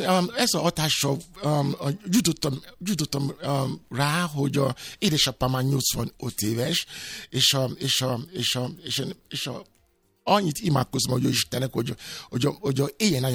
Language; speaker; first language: Hungarian; non-native, fluent; Yoruba